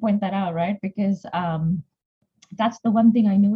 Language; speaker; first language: English; non-native, local second language; Punjabi